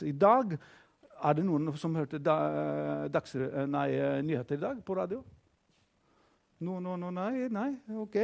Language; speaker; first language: Norwegian; non-native, fluent; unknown